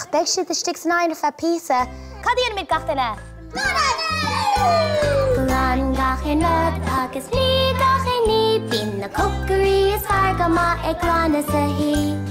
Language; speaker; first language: Irish; native; Irish